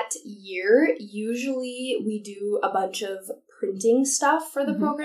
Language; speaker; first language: English; native; English